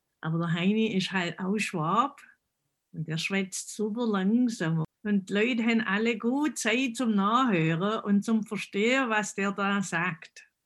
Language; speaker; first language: German; early bilingual, other home language; Italian